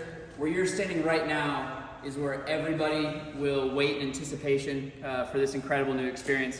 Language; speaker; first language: English; native; English